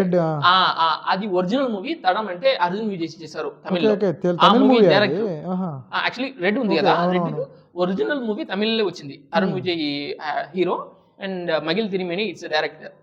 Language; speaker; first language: Telugu; non-native, learner; Tamil